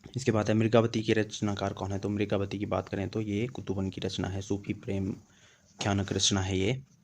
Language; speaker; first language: Hindi; native; Hindi